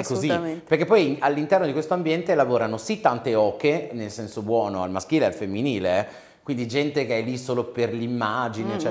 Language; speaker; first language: Italian; native; Italian